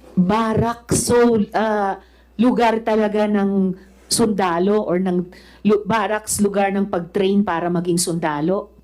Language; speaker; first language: Filipino; native; Filipino